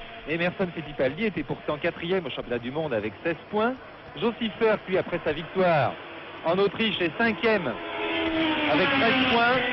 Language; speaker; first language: French; native; French